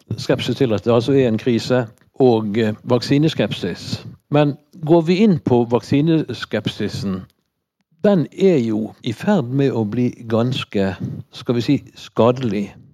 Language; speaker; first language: Norwegian; native; Norwegian